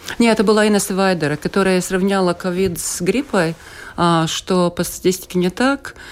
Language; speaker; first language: Russian; non-native, local second language; Latvian